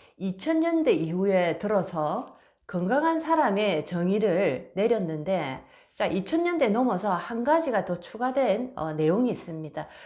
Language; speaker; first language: Korean; native; Korean